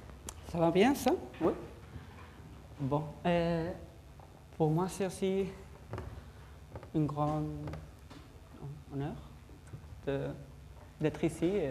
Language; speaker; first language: French; non-native, fluent; Spanish